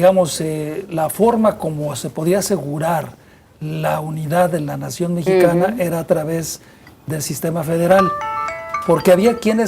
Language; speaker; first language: Spanish; native; Spanish